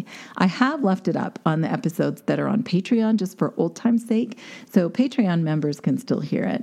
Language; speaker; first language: English; native; English